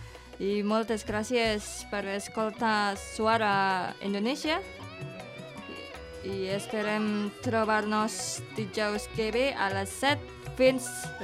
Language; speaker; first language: Catalan; non-native, learner; Indonesian